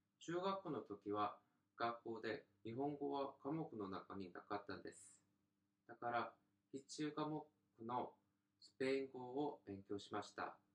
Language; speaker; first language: Japanese; non-native, learner; Korean